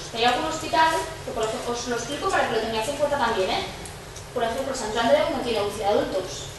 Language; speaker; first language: Spanish; non-native, local second language; Catalan